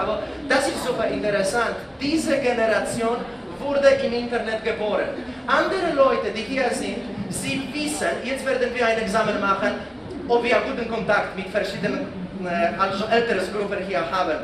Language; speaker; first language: German; non-native, fluent; Polish